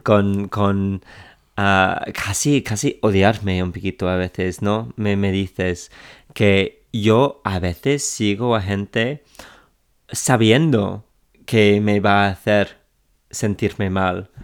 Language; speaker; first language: Spanish; non-native, fluent; English